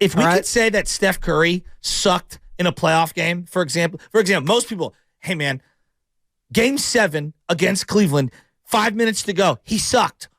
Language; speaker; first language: English; native; English